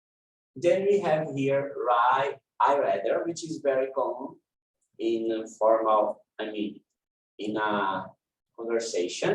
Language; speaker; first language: English; non-native, fluent; Portuguese